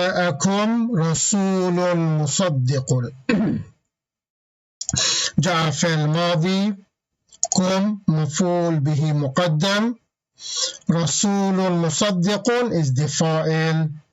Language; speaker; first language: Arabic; non-native, fluent; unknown